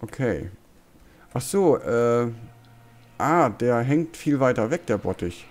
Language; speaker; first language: German; native; German